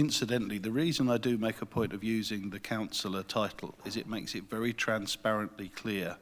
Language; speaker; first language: English; native; English